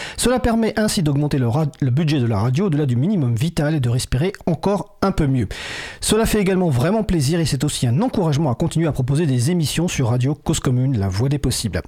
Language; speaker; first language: French; native; French